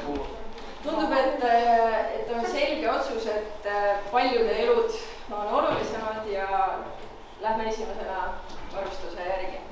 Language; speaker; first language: Estonian; native; Estonian